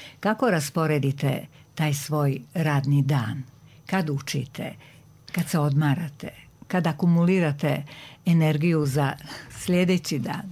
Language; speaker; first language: Croatian; native; Croatian